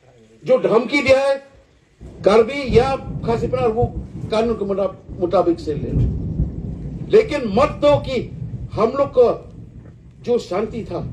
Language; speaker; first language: Hindi; non-native, local second language; Khasi